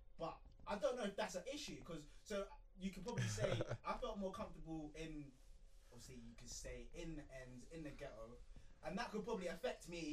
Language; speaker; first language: English; native; English